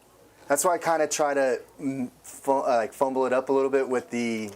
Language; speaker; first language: English; native; English